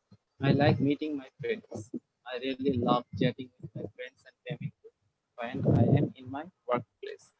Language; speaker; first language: English; non-native, learner; Bangla